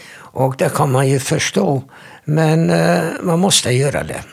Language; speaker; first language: Swedish; non-native, fluent; Hungarian